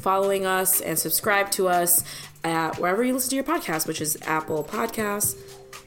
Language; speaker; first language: English; early bilingual, other home language; Malayalam